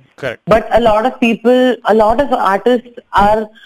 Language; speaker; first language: English; non-native, local second language; Tamil